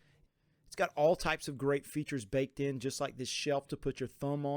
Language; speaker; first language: English; native; English